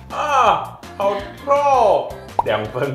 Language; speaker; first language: Chinese; native; Chinese